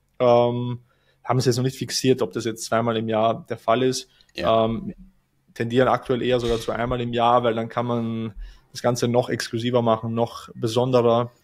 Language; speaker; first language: German; native; German